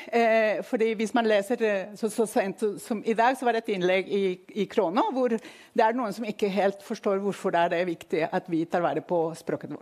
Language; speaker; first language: Norwegian; non-native, fluent; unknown